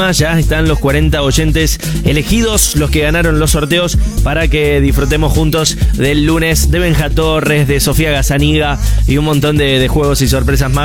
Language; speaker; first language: Spanish; native; Spanish